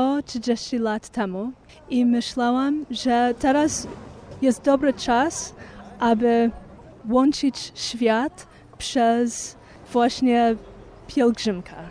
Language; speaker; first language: Polish; non-native, fluent; English